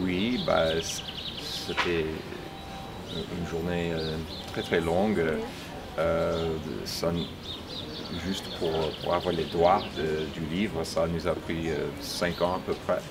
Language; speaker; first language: French; non-native, fluent; English